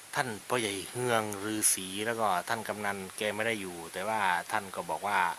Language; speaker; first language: Thai; native; Thai